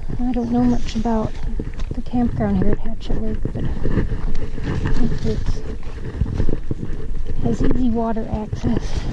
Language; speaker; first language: English; native; English